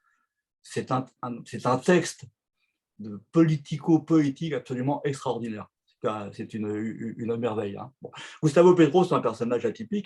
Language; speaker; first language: French; native; French